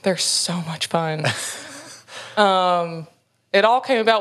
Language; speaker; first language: English; native; English